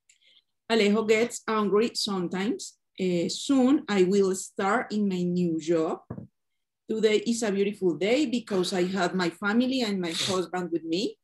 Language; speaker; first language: English; non-native, learner; Spanish